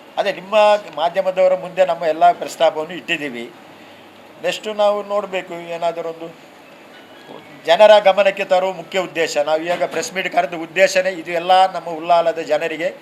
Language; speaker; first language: Kannada; non-native, local second language; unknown